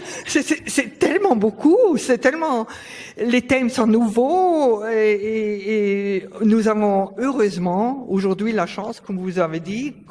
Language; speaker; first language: French; non-native, fluent; German